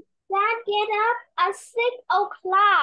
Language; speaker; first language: English; non-native, learner; Vietnamese